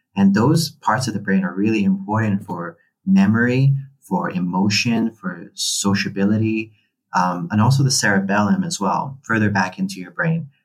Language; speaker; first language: English; non-native, local second language; Cantonese